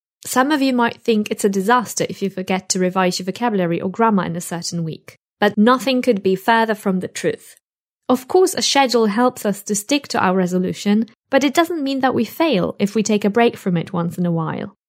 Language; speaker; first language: English; non-native, fluent; Polish